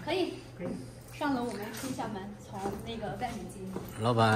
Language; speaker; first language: Chinese; native; Chinese